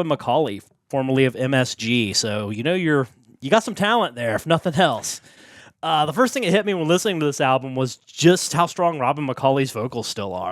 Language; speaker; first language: English; native; English